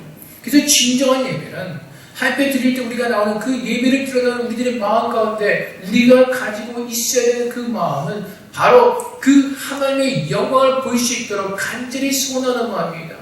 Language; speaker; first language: Korean; native; Korean